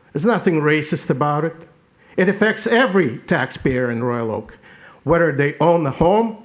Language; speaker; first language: English; non-native, fluent; Ukrainian